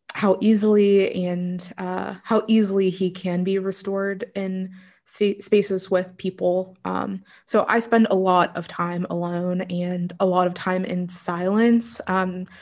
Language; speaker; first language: English; native; English